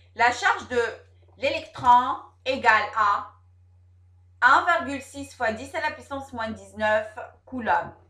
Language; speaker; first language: French; non-native, local second language; Arabic